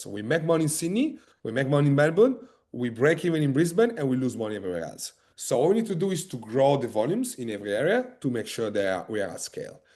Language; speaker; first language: English; non-native, fluent; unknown